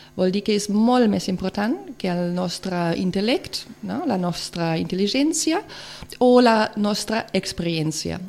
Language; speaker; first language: Catalan; non-native, local second language; Spanish